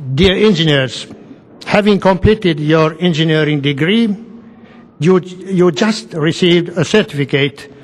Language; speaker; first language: English; non-native, fluent; Finnish